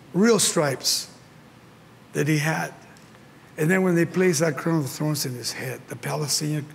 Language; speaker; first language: English; early bilingual, other home language; Spanish